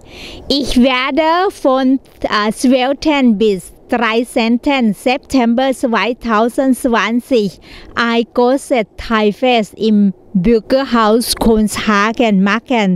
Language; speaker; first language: German; non-native, learner; Thai